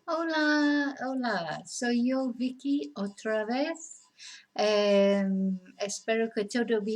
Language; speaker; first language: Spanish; non-native, fluent; English